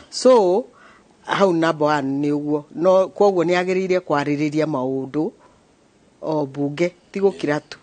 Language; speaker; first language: Kikuyu; non-native, local second language; Meru